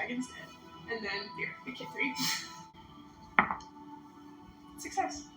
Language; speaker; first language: English; native; English